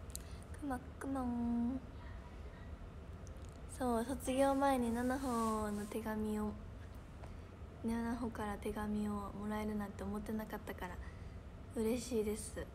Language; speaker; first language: Japanese; native; Japanese